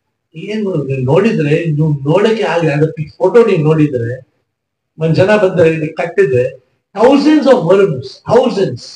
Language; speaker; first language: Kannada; non-native, local second language; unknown